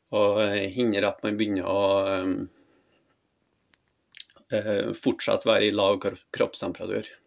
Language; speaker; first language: Norwegian; native; Norwegian